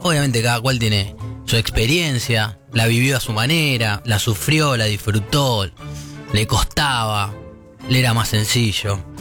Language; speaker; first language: Spanish; native; Spanish